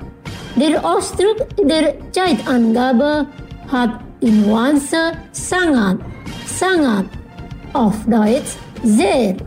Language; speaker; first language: German; non-native, fluent; Indonesian